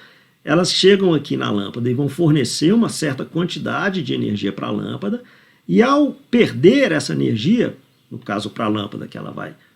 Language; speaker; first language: Portuguese; native; Portuguese